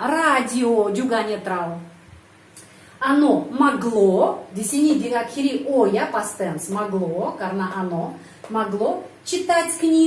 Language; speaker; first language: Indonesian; non-native, fluent; Russian